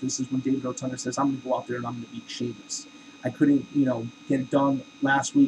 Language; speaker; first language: English; native; English